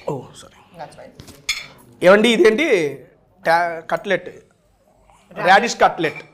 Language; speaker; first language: Telugu; native; Telugu